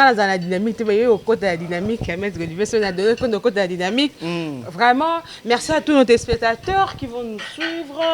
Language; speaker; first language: French; non-native, local second language; Lingala